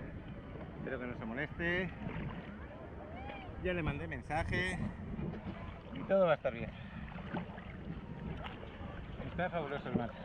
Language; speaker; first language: Spanish; native; Spanish